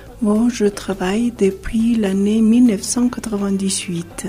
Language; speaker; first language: French; non-native, fluent; Spanish